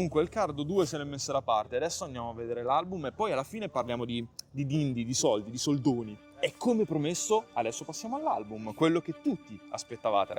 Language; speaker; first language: Italian; native; Italian